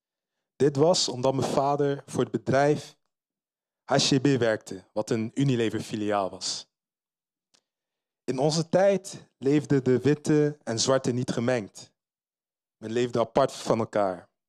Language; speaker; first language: Dutch; early bilingual, other home language; Lingala